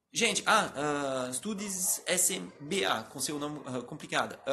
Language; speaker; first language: Portuguese; non-native, fluent; French